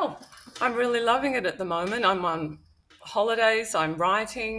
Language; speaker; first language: English; native; English